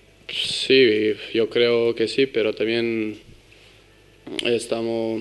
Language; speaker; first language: Spanish; non-native, learner; Serbian